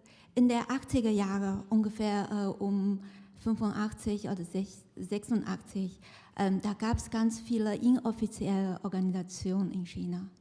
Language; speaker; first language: German; non-native, fluent; Chinese